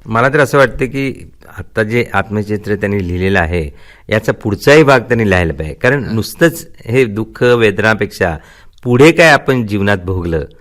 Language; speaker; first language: Marathi; non-native, local second language; Gujarati